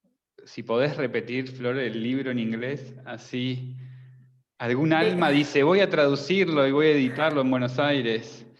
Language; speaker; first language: Spanish; native; Spanish